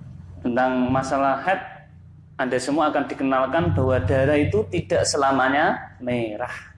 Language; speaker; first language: Indonesian; non-native, local second language; Javanese